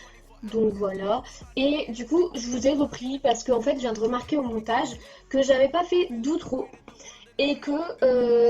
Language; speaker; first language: French; native; French